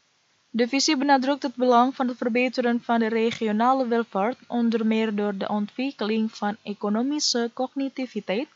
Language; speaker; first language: Dutch; non-native, fluent; Indonesian